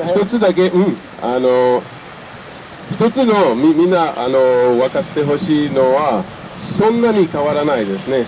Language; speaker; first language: Japanese; non-native, fluent; French